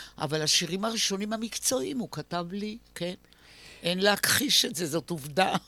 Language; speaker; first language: Hebrew; native; Hebrew